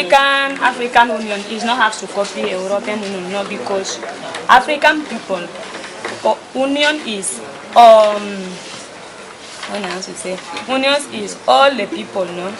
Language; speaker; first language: English; non-native, learner; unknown